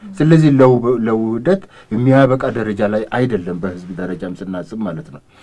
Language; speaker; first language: Amharic; non-native, local second language; Oromo